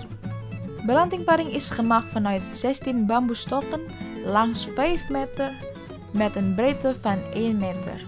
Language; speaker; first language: Dutch; non-native, fluent; Indonesian